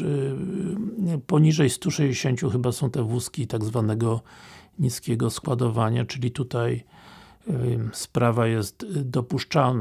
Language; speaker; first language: Polish; native; Polish